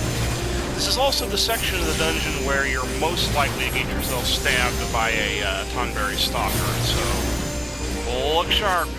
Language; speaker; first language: English; native; English